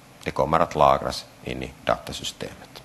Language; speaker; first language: Swedish; non-native, local second language; Finnish